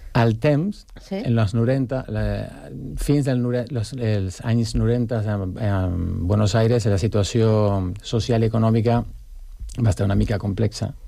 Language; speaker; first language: Catalan; non-native, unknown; Spanish